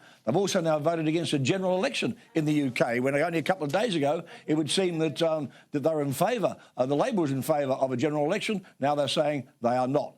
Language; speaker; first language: English; native; English